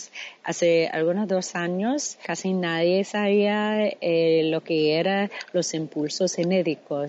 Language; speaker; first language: Spanish; non-native, fluent; English